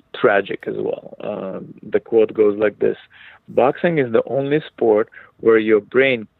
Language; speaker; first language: English; non-native, fluent; Hebrew